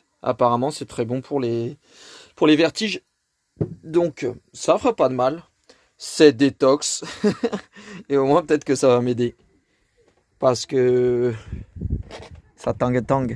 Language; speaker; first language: French; native; French